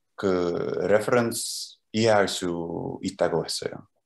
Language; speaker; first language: Korean; non-native, learner; Dutch